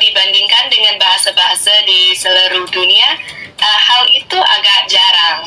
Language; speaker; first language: Indonesian; non-native, fluent; English